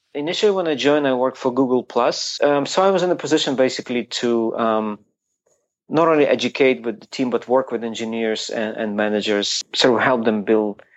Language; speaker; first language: English; non-native, fluent; Ukrainian